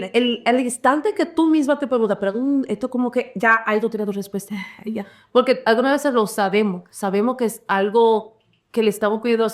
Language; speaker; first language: Spanish; early bilingual, heritage; Spanish